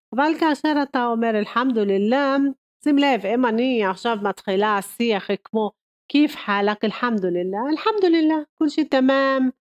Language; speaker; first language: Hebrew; non-native, local second language; Arabic